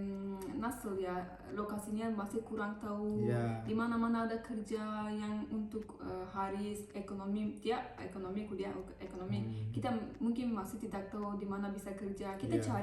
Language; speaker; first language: Indonesian; non-native, learner; Turkish